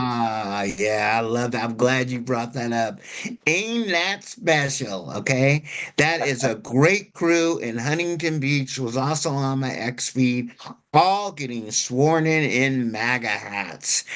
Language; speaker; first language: English; native; English